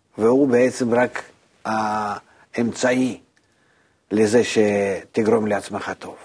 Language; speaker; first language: Hebrew; non-native, fluent; Russian